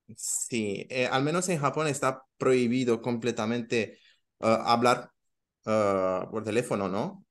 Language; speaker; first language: Spanish; non-native, fluent; Romanian